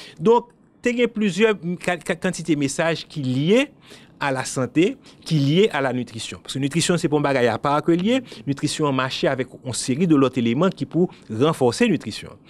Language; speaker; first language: French; non-native, local second language; Haitian Creole